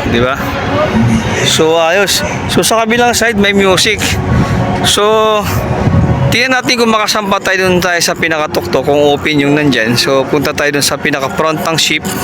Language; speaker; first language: Filipino; non-native, local second language; Cebuano